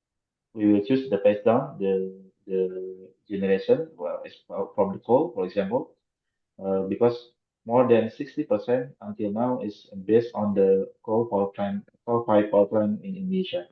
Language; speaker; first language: English; non-native, fluent; Indonesian